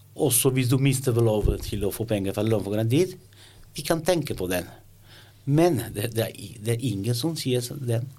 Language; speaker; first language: Norwegian; non-native, learner; Italian